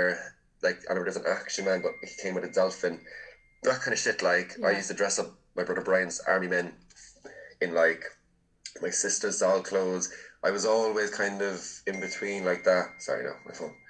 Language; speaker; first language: English; native; English